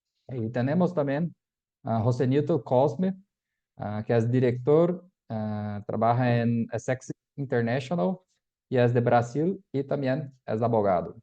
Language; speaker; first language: Spanish; non-native, fluent; Portuguese